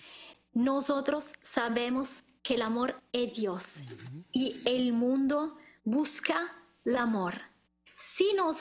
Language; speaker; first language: Spanish; non-native, learner; Italian